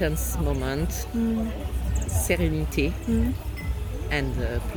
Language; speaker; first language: English; non-native, learner; French